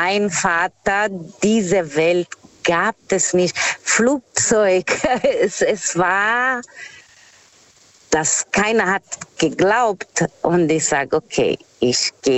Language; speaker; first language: German; non-native, fluent; Portuguese